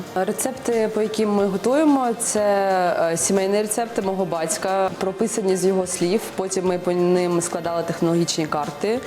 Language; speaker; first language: Ukrainian; early bilingual, other home language; Uzbek